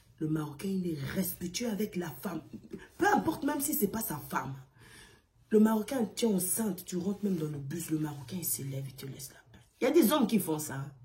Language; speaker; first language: French; non-native, local second language; Arabic